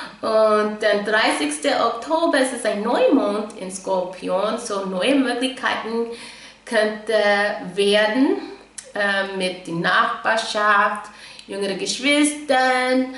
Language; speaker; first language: German; non-native, fluent; English